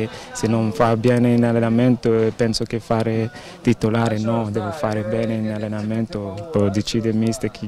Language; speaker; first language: Italian; non-native, learner; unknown